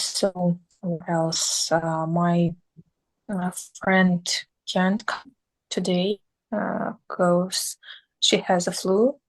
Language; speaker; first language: English; non-native, learner; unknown